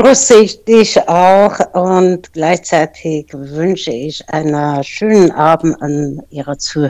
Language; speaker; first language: German; non-native, fluent; Persian